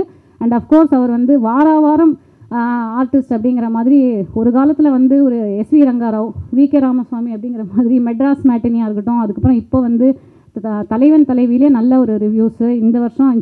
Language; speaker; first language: Tamil; native; Tamil